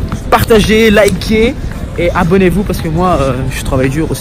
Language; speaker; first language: French; native; French